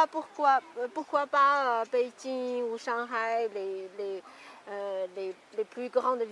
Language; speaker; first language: French; non-native, fluent; Chinese